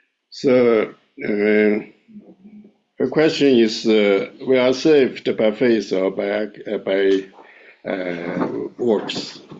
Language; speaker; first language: English; non-native, fluent; Chinese